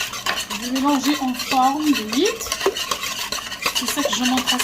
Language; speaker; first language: French; non-native, fluent; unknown